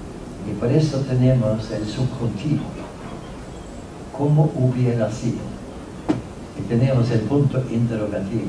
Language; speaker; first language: Spanish; non-native, fluent; Norwegian